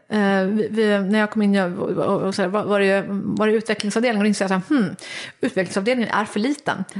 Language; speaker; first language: Swedish; native; Swedish